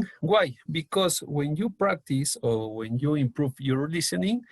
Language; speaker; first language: English; non-native, learner; Spanish